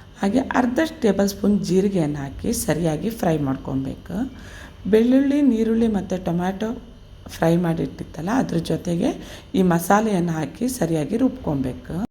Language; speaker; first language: Kannada; native; Kannada